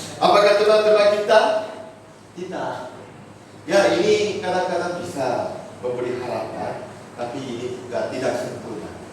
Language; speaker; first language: Indonesian; non-native, fluent; Korean